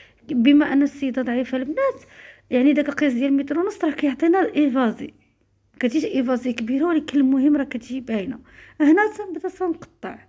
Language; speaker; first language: Arabic; native; Arabic